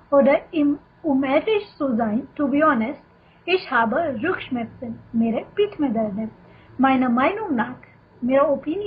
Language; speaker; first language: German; non-native, fluent; Hindi